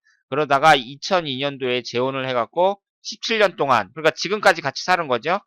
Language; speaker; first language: Korean; native; Korean